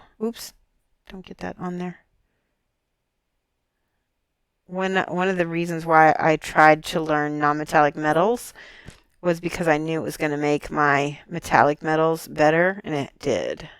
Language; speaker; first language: English; native; English